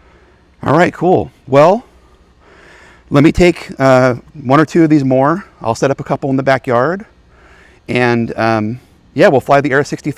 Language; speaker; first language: English; native; English